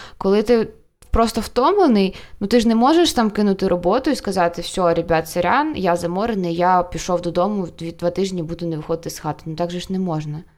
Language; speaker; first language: Ukrainian; non-native, local second language; Russian